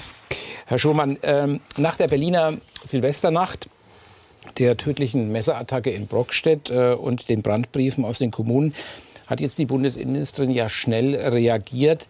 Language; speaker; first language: German; native; German